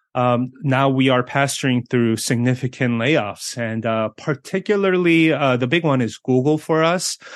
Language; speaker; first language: English; early bilingual, other home language; Korean